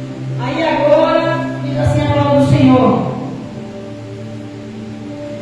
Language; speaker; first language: Portuguese; native; Portuguese